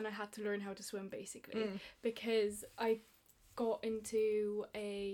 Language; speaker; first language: English; non-native, fluent; Italian